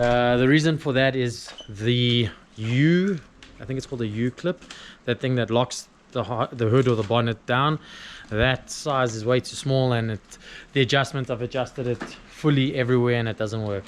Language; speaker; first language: English; native; English